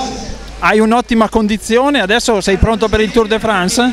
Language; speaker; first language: Italian; native; Italian